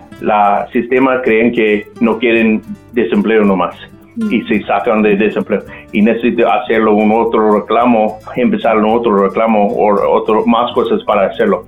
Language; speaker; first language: Spanish; non-native, local second language; English